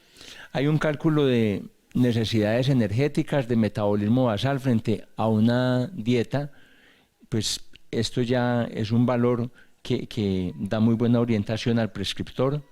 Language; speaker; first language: Spanish; native; Spanish